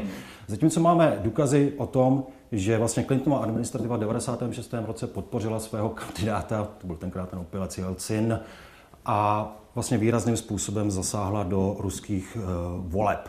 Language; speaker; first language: Czech; native; Czech